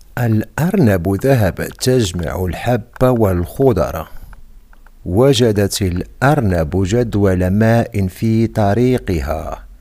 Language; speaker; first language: Arabic; non-native, fluent; Indonesian